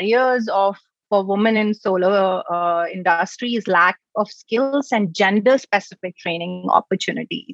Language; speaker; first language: English; non-native, local second language; Hindi